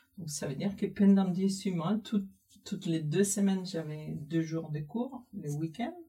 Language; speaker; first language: French; non-native, fluent; Spanish